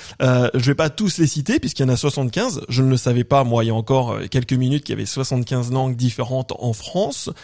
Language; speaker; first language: French; native; French